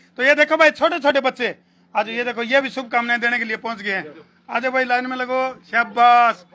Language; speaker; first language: Hindi; native; Hindi